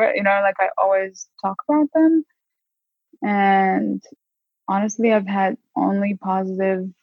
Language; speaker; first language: English; non-native, fluent; Hebrew